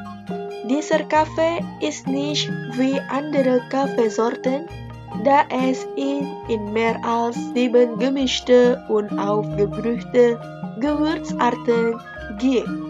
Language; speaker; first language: German; non-native, fluent; Indonesian